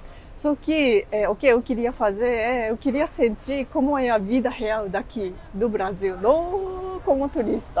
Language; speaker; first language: Portuguese; non-native, fluent; Japanese